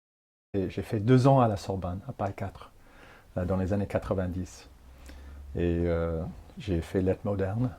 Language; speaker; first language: French; non-native, fluent; English